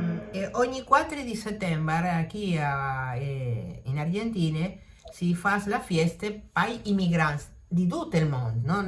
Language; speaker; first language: Italian; early bilingual, heritage; Spanish